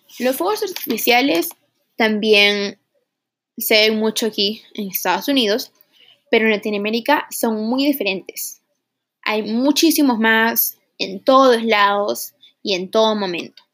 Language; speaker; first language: Spanish; early bilingual, heritage; Spanish